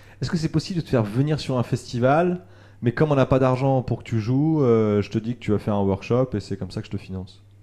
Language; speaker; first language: French; native; French